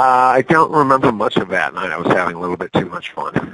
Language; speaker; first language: English; native; English